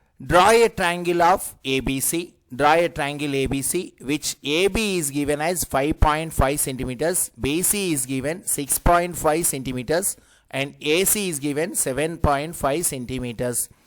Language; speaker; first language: English; non-native, local second language; Telugu